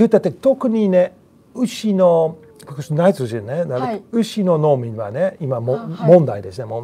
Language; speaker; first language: Japanese; non-native, learner; Dutch